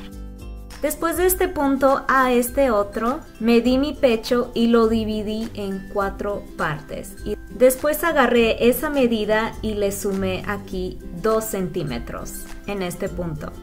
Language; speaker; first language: Spanish; native; Spanish